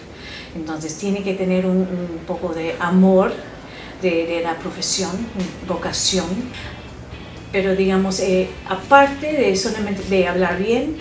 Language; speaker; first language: Spanish; non-native, fluent; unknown